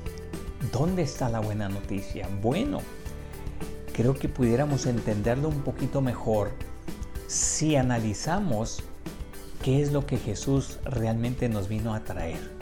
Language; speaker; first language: Spanish; native; Spanish